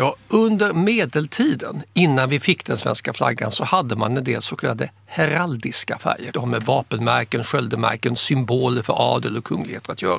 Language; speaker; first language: Swedish; native; Swedish